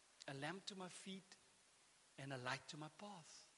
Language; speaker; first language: English; non-native, local second language; Afrikaans